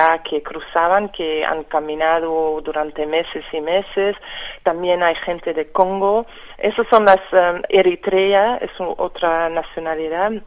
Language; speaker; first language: Spanish; non-native, fluent; French